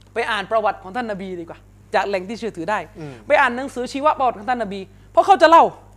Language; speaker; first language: Thai; native; Thai